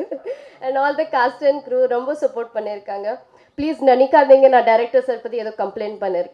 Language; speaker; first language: Tamil; non-native, fluent; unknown